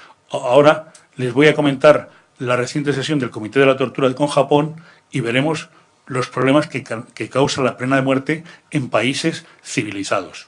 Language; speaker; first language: Spanish; native; Spanish